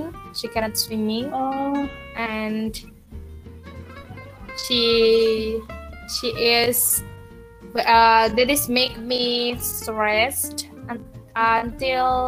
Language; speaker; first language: English; non-native, learner; Indonesian